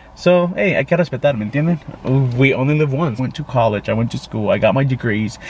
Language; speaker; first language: English; native; English